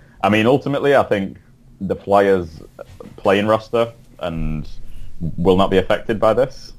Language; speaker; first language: English; native; English